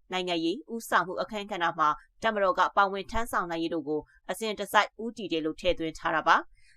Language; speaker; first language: Burmese; native; Burmese